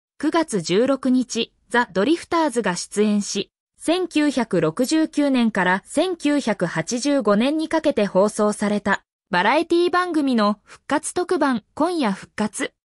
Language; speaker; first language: Japanese; native; Japanese